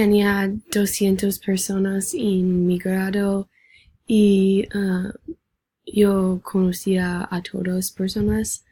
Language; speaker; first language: Spanish; non-native, learner; English